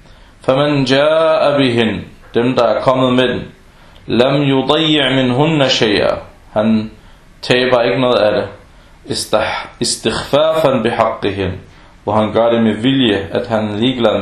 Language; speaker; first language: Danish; early bilingual, other home language; Arabic